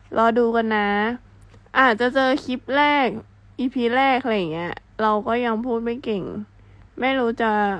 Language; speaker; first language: Thai; native; Thai